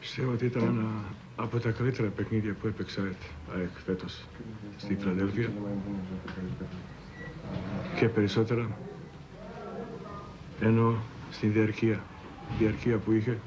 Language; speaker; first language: Greek; non-native, learner; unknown